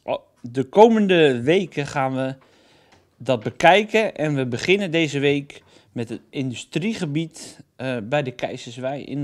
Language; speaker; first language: Dutch; native; Dutch